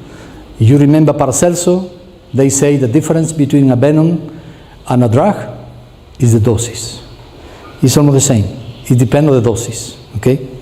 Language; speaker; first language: English; non-native, fluent; Spanish